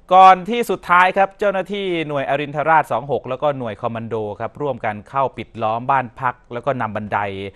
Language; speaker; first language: Thai; native; Thai